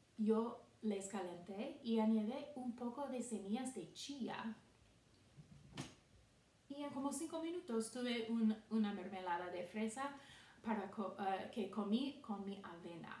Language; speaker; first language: Spanish; non-native, fluent; English